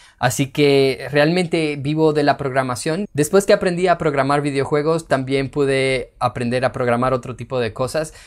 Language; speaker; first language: Spanish; native; Spanish